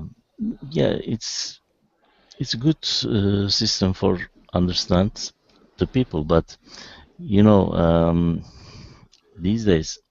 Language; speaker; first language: English; non-native, learner; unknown